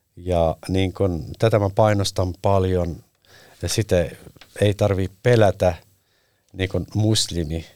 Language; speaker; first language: Finnish; non-native, fluent; Turkish